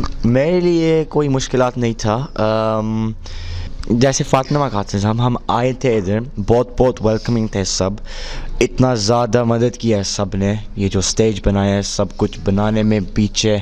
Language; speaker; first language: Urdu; early bilingual, heritage; Urdu